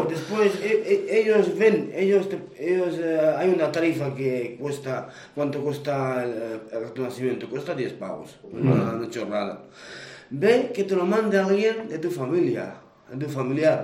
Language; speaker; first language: Spanish; non-native, fluent; Romanian